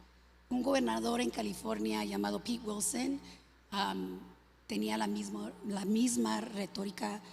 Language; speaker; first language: Spanish; early bilingual, other home language; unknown